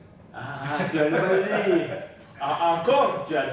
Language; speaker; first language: French; non-native, learner; Bulgarian